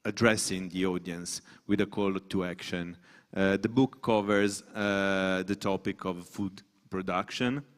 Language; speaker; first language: English; non-native, fluent; Italian